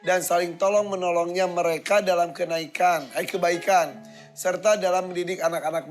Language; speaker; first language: Indonesian; native; Indonesian